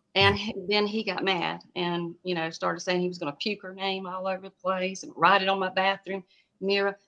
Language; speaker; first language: English; native; English